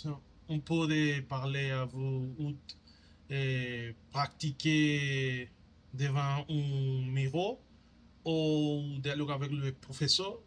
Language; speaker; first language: French; non-native, learner; Spanish